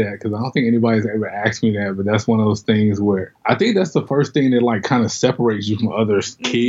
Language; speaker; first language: English; native; English